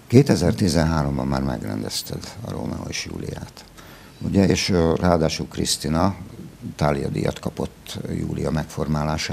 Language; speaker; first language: Hungarian; native; Hungarian